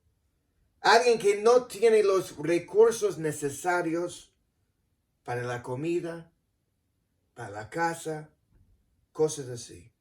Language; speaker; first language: Spanish; non-native, fluent; English